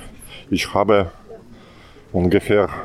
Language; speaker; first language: German; non-native, learner; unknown